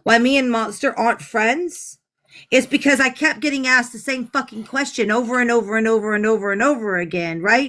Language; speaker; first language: English; native; English